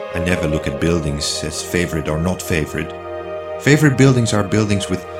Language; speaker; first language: English; non-native, fluent; Dutch